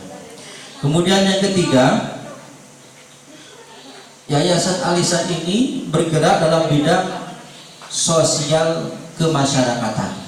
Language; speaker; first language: Indonesian; native; Indonesian